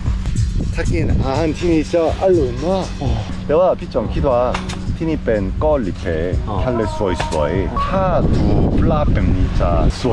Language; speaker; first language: Thai; non-native, learner; Korean